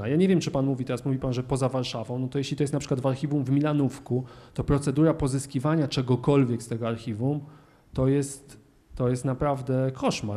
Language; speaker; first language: Polish; native; Polish